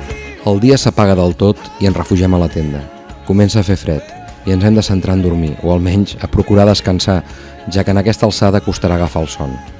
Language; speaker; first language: Catalan; native; Catalan